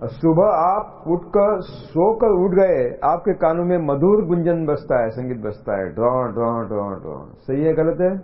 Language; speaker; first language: Hindi; non-native, local second language; Marathi